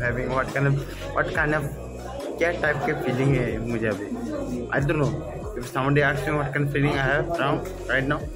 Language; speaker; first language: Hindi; non-native, local second language; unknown